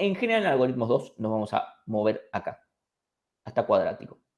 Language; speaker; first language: Spanish; native; Spanish